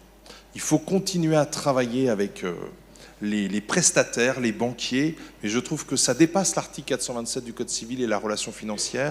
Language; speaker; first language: French; native; French